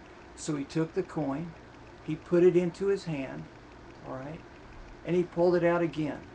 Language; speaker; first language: English; native; English